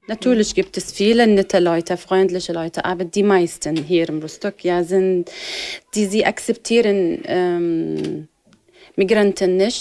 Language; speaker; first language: German; non-native, learner; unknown